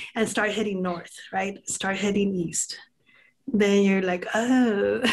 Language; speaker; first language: English; native; English